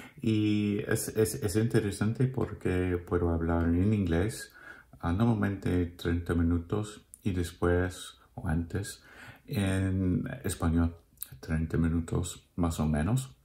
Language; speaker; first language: Spanish; non-native, learner; English